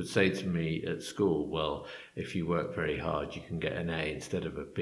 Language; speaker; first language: English; native; English